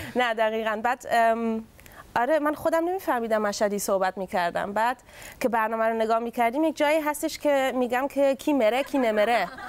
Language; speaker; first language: Persian; early bilingual, heritage; Persian